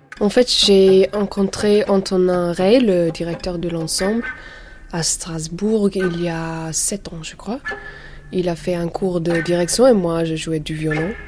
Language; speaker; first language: French; non-native, learner; English